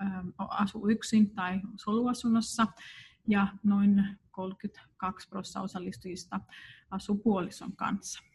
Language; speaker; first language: Finnish; non-native, fluent; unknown